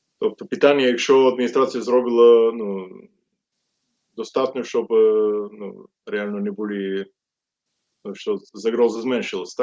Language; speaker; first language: Ukrainian; non-native, fluent; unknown